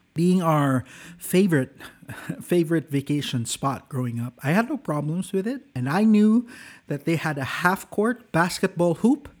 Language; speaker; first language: English; non-native, local second language; Cebuano